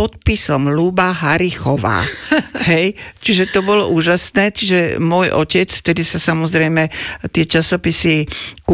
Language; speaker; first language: Slovak; native; Slovak